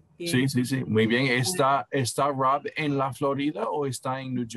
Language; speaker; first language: Spanish; non-native, fluent; English